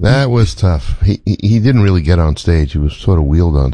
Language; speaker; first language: English; native; English